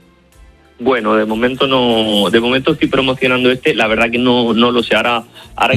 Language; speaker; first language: Spanish; native; Spanish